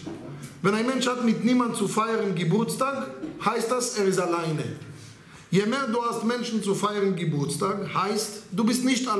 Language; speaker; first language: German; non-native, learner; Hebrew